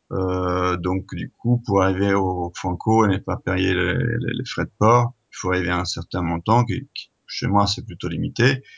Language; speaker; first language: French; non-native, fluent; Italian